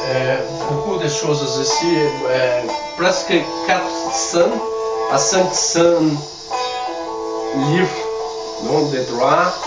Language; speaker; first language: French; non-native, learner; Spanish